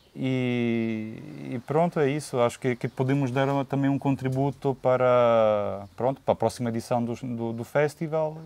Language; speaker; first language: Portuguese; non-native, fluent; Italian